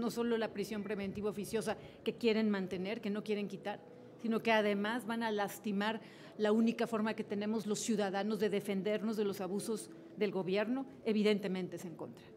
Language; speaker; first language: Spanish; native; Spanish